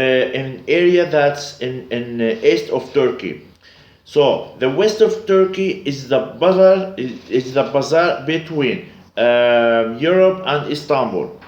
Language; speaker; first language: English; non-native, learner; Arabic